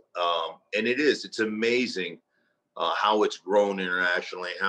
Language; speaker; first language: English; native; English